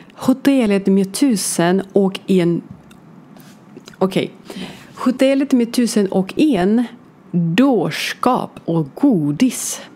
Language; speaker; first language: Swedish; non-native, learner; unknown